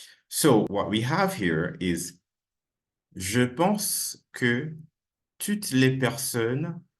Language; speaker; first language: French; non-native, fluent; English